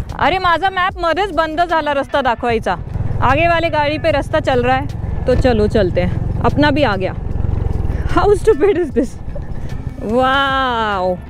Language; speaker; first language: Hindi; non-native, local second language; Marathi